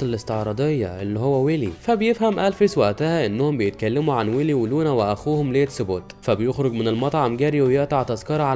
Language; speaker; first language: Arabic; native; Arabic